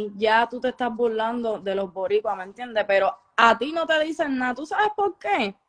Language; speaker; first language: Spanish; native; Spanish